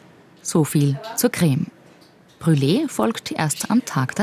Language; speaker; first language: German; native; German